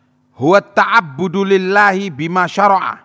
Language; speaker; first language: Arabic; non-native, fluent; Indonesian